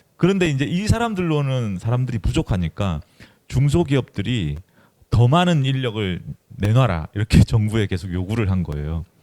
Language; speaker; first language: Korean; native; Korean